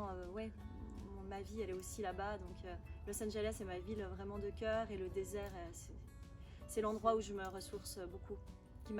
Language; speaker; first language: French; native; French